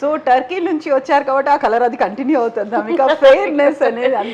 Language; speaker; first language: Telugu; native; Telugu